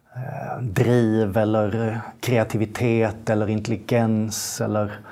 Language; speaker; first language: Swedish; native; Swedish